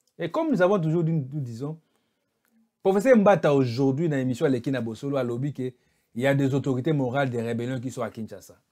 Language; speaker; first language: French; non-native, local second language; Lingala